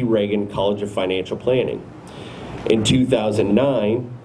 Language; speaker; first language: English; native; English